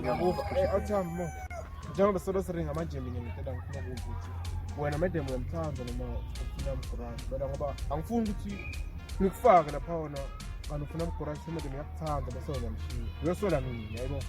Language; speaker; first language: Zulu; native; Zulu